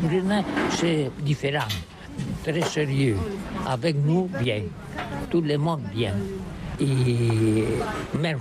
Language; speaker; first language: French; non-native, learner; Catalan